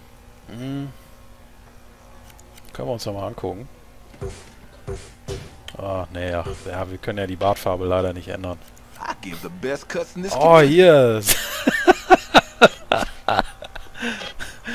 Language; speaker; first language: German; native; German